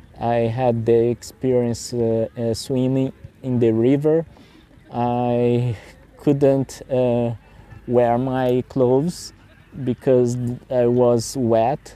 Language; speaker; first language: English; non-native, fluent; Portuguese